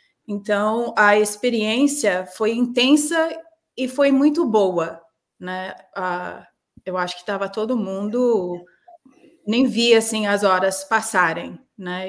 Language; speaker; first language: Portuguese; non-native, fluent; English